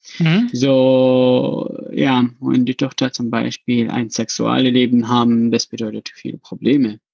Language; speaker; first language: German; non-native, learner; Arabic